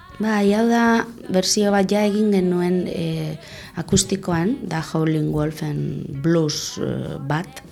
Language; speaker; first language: Basque; non-native, local second language; Spanish